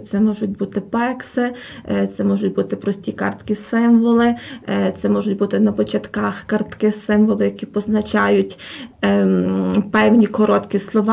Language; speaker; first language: Ukrainian; native; Ukrainian